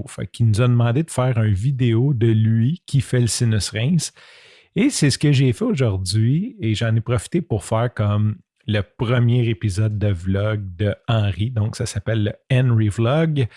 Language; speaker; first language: French; native; French